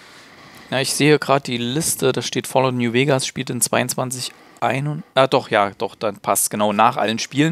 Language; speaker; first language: German; native; German